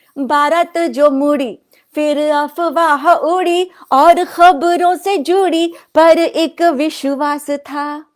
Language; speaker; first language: Hindi; non-native, local second language; Odia